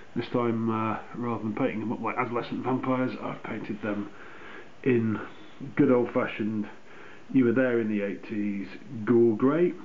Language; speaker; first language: English; native; English